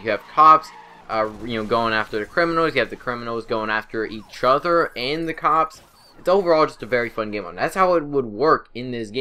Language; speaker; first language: English; native; English